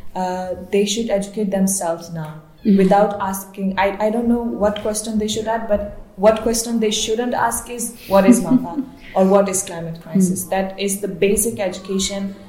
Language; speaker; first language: English; non-native, local second language; Baluchi